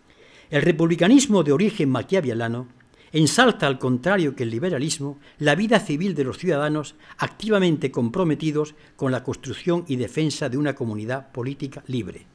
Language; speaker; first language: Spanish; native; Spanish